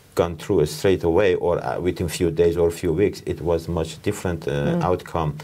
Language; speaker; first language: English; non-native, fluent; Persian